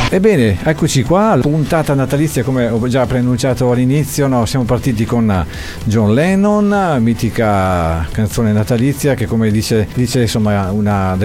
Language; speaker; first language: Italian; native; Italian